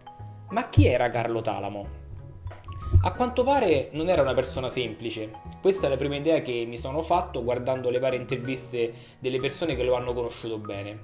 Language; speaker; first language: Italian; native; Italian